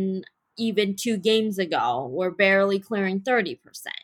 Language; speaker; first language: English; native; English